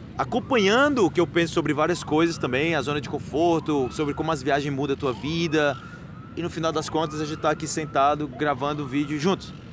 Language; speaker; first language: Portuguese; native; Portuguese